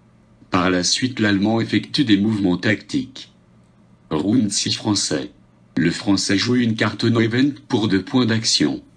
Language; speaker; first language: French; native; French